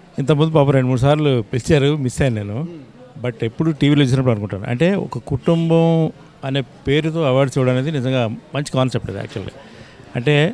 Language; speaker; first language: Telugu; native; Telugu